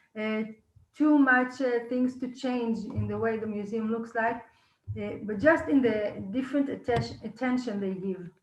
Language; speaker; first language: English; non-native, fluent; Hebrew